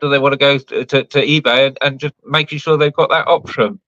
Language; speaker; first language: English; native; English